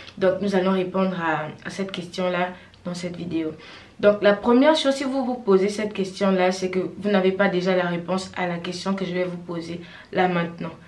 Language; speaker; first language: French; non-native, local second language; Fang